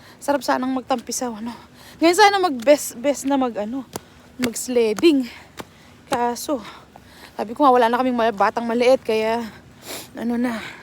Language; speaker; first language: Filipino; native; Filipino